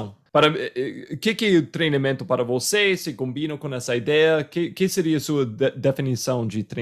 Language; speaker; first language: Portuguese; non-native, fluent; English